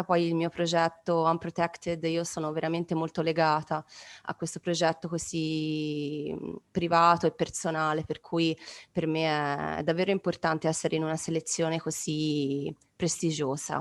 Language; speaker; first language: Italian; native; Italian